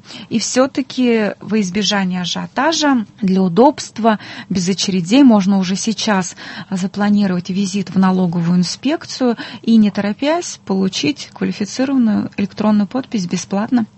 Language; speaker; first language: Russian; native; Russian